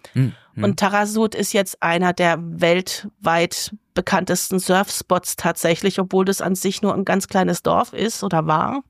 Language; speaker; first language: German; native; German